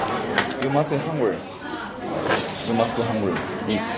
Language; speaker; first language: English; non-native, learner; Korean